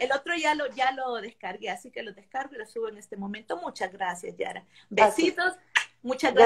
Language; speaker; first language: Spanish; native; Spanish